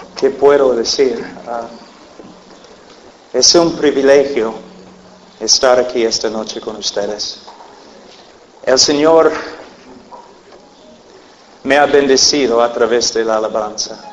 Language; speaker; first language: Spanish; non-native, fluent; English